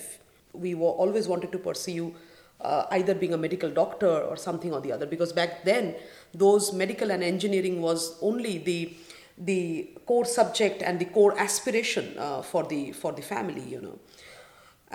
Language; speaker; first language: English; non-native, local second language; Bangla